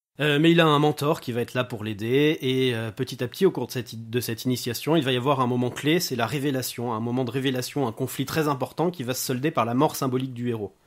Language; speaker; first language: French; native; French